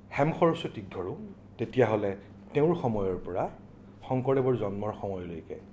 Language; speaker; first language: Assamese; native; Assamese